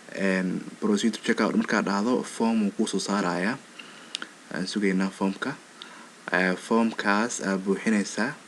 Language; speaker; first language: Somali; early bilingual, heritage; Somali